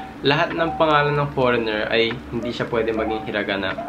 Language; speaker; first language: Filipino; early bilingual, heritage; Filipino